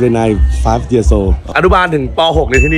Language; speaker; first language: Thai; native; Thai